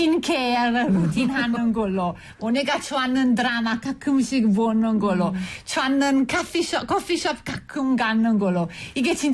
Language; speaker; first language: Korean; non-native, fluent; Italian